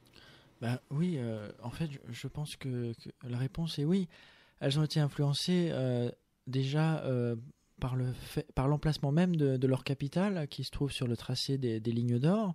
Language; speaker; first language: French; native; French